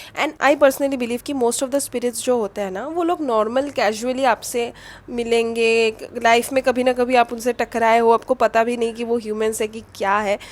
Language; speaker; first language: Hindi; non-native, local second language; Bangla